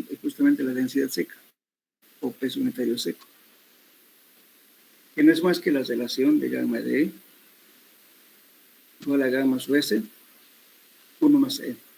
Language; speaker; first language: Spanish; native; Spanish